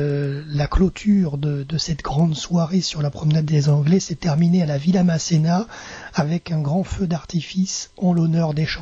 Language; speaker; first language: French; native; French